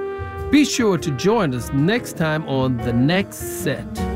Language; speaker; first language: English; native; English